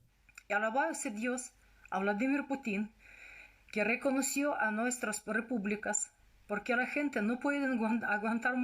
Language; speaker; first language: Spanish; non-native, learner; Russian